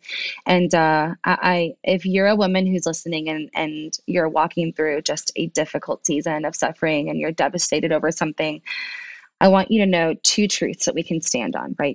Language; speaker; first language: English; early bilingual, other home language; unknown